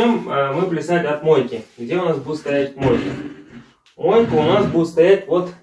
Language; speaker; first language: Russian; native; Russian